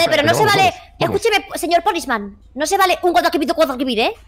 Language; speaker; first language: Spanish; native; Spanish